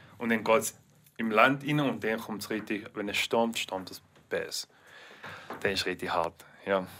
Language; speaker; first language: German; non-native, learner; English